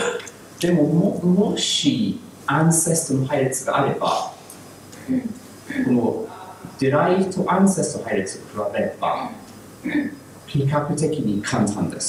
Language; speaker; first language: Japanese; non-native, learner; English